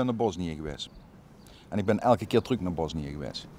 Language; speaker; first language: Dutch; native; Dutch